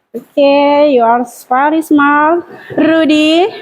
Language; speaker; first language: English; non-native, learner; Indonesian